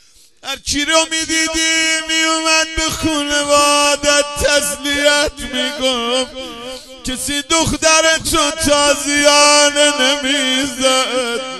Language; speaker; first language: Persian; non-native, local second language; Azerbaijani